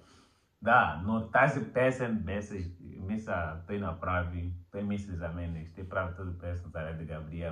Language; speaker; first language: Bulgarian; non-native, learner; Portuguese